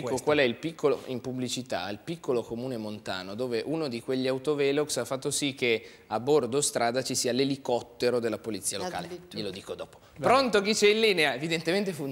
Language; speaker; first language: Italian; native; Italian